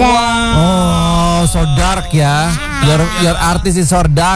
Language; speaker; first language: English; non-native, learner; Indonesian